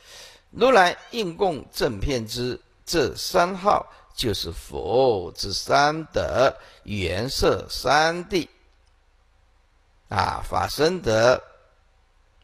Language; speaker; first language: Chinese; native; Chinese